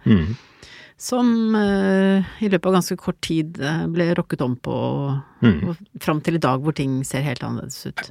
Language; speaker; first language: Norwegian; native; Norwegian